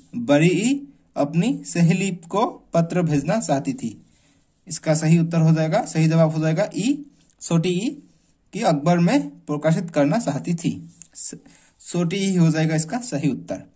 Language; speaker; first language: Hindi; non-native, local second language; Assamese